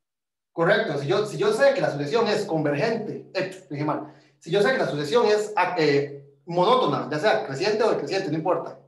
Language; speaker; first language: Spanish; native; Spanish